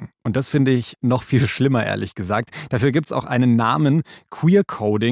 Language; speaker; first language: German; native; German